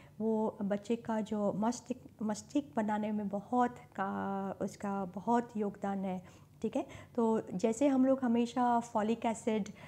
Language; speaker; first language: Hindi; non-native, local second language; Marathi